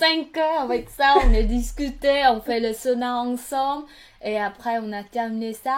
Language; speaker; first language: French; non-native, learner; Khmer